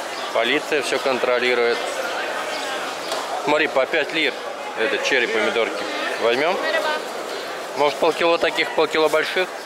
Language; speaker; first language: Russian; native; Russian